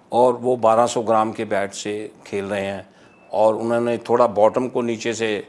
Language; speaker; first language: Hindi; non-native, local second language; Punjabi